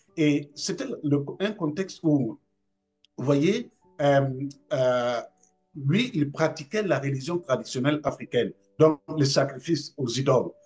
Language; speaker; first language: French; non-native, local second language; Mossi